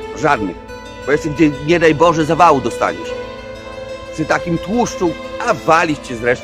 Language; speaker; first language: Polish; native; Polish